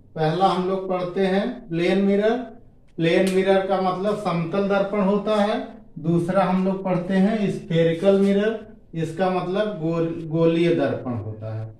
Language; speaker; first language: Hindi; native; Hindi